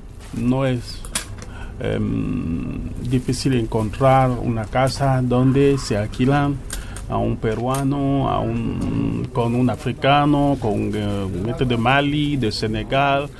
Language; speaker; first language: Spanish; non-native, fluent; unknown